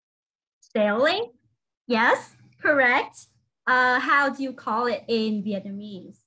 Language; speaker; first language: English; non-native, fluent; Vietnamese